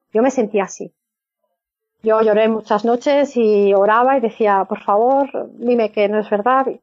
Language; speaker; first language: Spanish; native; Spanish